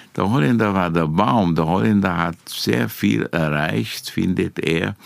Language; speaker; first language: German; non-native, fluent; Romanian